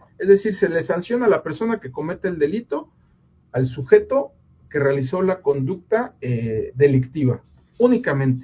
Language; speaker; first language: Spanish; native; Spanish